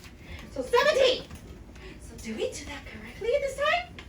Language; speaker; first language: English; native; English